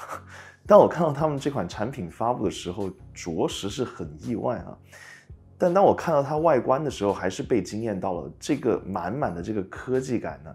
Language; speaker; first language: Chinese; native; Chinese